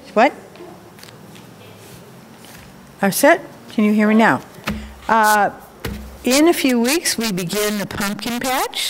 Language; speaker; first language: English; native; English